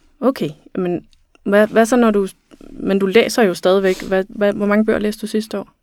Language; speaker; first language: Danish; native; Danish